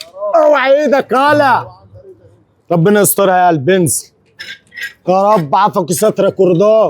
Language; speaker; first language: Arabic; native; Arabic